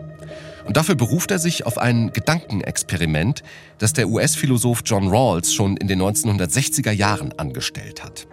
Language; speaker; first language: German; native; German